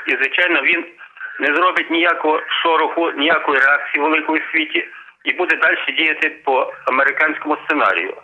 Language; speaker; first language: Ukrainian; non-native, local second language; Russian